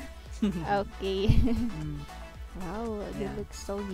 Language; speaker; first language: English; non-native, fluent; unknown